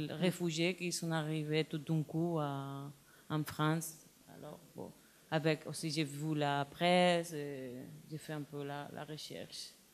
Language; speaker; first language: French; non-native, learner; Spanish